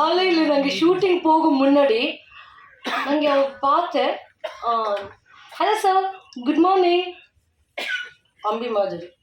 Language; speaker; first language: Tamil; non-native, fluent; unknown